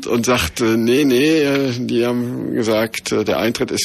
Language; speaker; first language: German; native; German